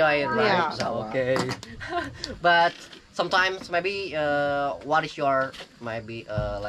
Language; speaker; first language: English; non-native, learner; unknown